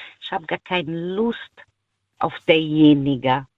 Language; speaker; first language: German; non-native, learner; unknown